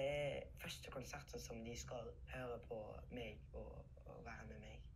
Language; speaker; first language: Norwegian; non-native, learner; Arabic